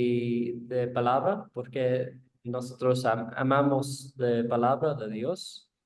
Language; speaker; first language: Spanish; non-native, learner; English